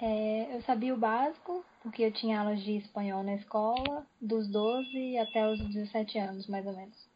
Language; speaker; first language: Spanish; non-native, learner; Portuguese